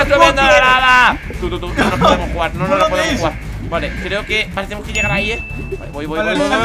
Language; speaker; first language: Spanish; native; Spanish